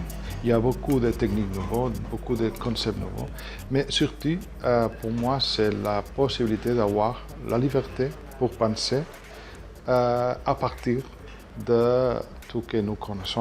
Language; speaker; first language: French; non-native, fluent; Catalan